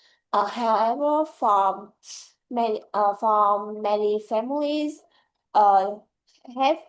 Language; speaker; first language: English; non-native, learner; Vietnamese